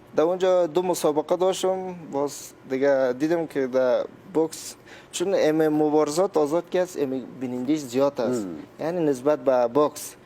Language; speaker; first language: Persian; non-native, local second language; Turkmen